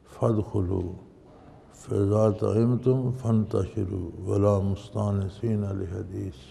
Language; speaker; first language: Urdu; non-native, local second language; Punjabi